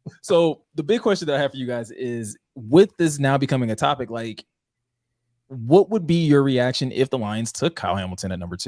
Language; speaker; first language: English; native; English